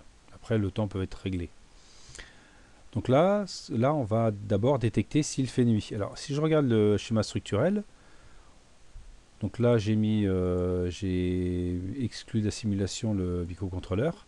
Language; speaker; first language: French; native; French